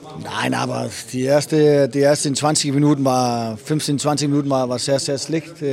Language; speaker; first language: German; non-native, learner; Danish